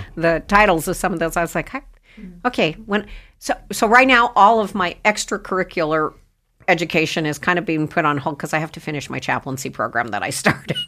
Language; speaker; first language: English; native; English